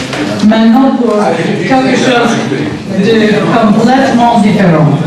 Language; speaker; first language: French; non-native, learner; English